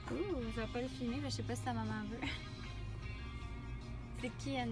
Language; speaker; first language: French; native; French